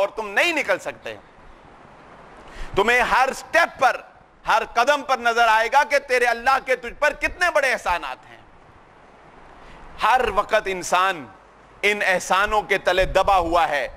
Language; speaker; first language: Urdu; non-native, local second language; Punjabi